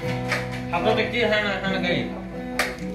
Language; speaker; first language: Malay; non-native, learner; Arabic